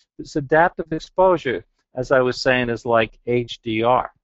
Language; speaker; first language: English; native; English